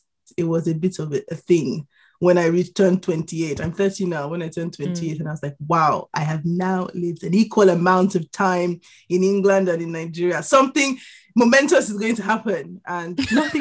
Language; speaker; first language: English; non-native, local second language; Igbo